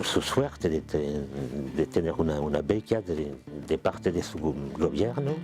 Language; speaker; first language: Spanish; non-native, fluent; French